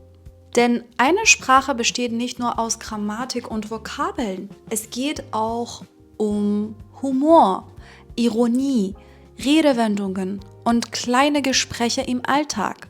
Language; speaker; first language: German; non-native, fluent; Persian